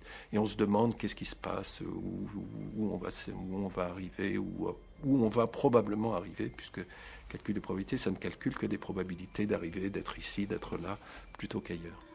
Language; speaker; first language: French; native; French